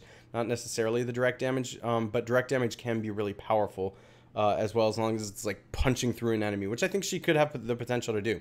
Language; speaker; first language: English; native; English